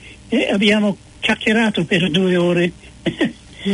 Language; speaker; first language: Italian; non-native, fluent; English